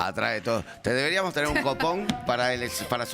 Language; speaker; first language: Spanish; native; Spanish